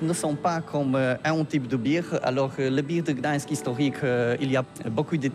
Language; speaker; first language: French; non-native, learner; Polish